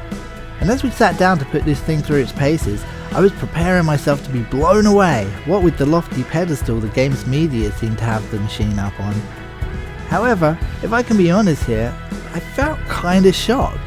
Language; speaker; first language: English; native; English